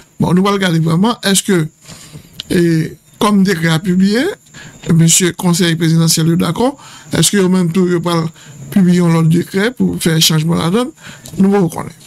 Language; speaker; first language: French; non-native, local second language; Haitian Creole